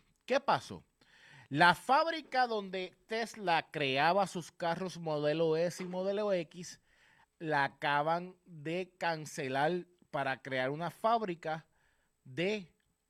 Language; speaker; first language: Spanish; native; Spanish